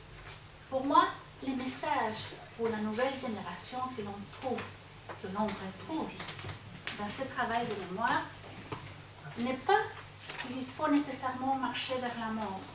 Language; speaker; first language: French; non-native, fluent; Spanish